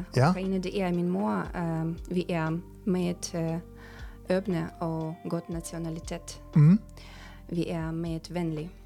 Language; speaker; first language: Danish; non-native, fluent; Ukrainian